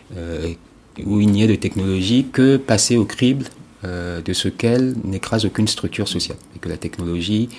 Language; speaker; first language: French; non-native, local second language; Ewe